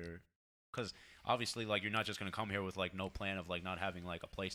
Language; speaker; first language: English; early bilingual, other home language; Portuguese